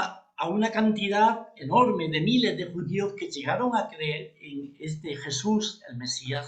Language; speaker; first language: Spanish; native; Spanish